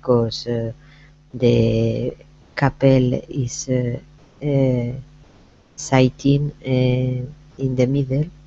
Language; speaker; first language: English; non-native, learner; Spanish